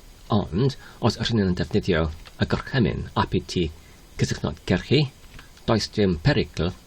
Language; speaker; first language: Welsh; non-native, learner; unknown